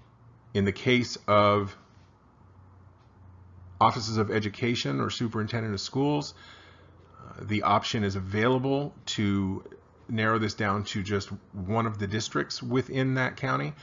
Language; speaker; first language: English; native; English